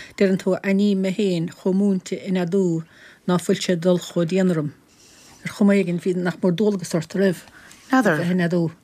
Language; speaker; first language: Irish; native; Irish